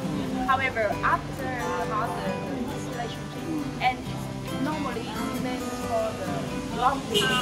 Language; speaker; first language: English; non-native, fluent; Vietnamese